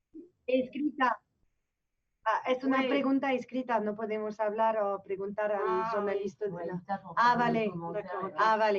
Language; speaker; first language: Spanish; non-native, fluent; French